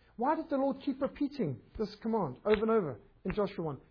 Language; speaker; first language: English; native; English